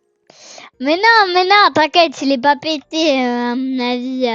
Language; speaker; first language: French; native; French